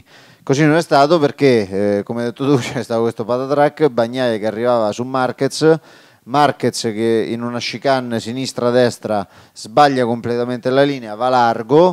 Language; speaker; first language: Italian; native; Italian